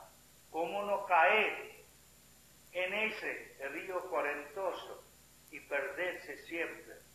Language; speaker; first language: Spanish; non-native, fluent; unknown